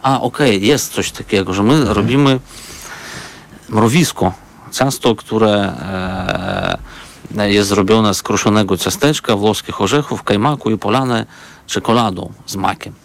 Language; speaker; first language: Polish; non-native, fluent; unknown